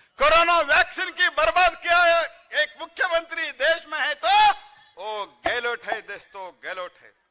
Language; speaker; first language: Hindi; non-native, local second language; Kannada